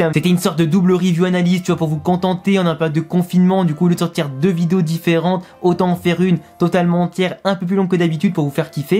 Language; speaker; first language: French; native; French